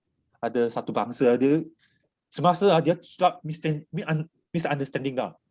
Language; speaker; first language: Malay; non-native, local second language; Chinese